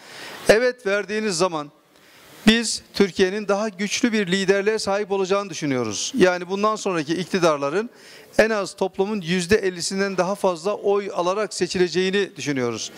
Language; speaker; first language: Turkish; native; Turkish